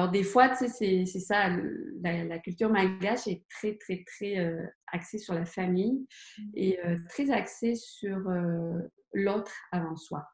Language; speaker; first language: French; native; French